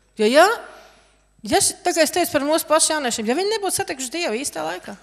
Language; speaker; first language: Latvian; native; Latvian